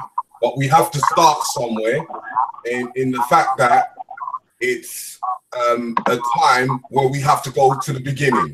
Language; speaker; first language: English; native; English